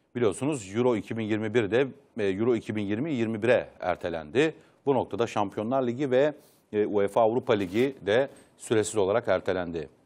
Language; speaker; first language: Turkish; native; Turkish